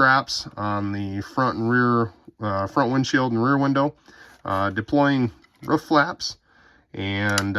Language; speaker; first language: English; native; English